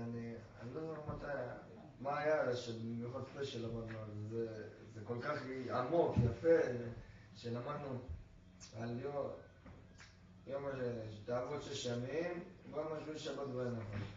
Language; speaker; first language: Hebrew; non-native, local second language; English